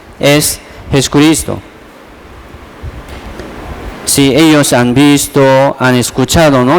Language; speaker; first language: Spanish; non-native, fluent; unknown